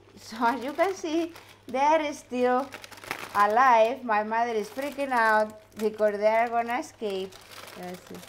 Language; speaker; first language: English; non-native, fluent; Spanish